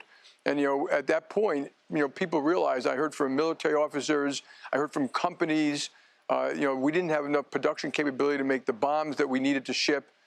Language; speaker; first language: English; native; English